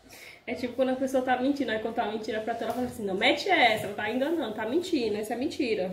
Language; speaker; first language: Portuguese; native; Portuguese